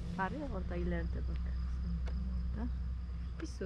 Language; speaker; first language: Turkish; non-native, learner; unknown